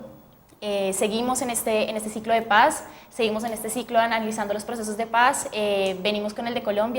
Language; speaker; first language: Spanish; native; Spanish